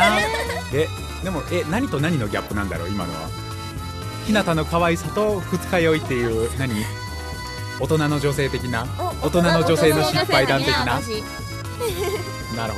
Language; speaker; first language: Japanese; native; Japanese